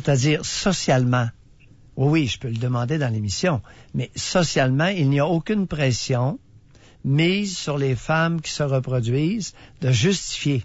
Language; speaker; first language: French; native; French